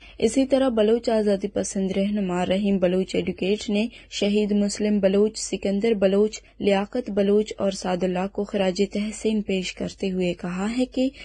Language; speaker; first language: Urdu; non-native, local second language; Baluchi